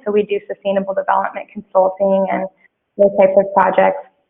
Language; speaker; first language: English; native; English